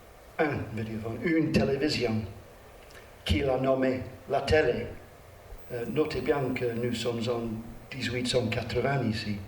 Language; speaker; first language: French; non-native, learner; English